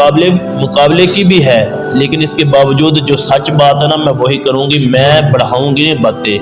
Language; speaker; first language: Urdu; native; Urdu